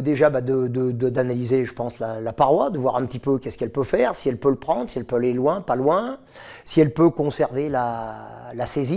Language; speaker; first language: French; native; French